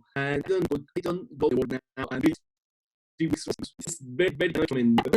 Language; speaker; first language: English; non-native, learner; Spanish